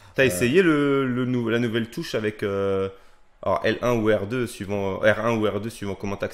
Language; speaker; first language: French; native; French